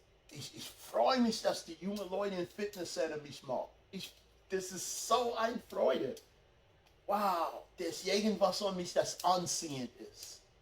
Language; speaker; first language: German; non-native, fluent; English